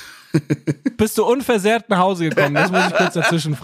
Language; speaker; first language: German; native; German